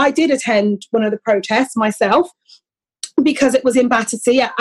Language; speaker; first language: English; native; English